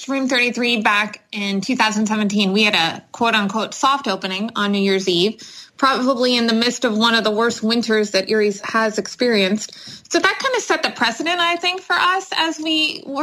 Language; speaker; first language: English; native; English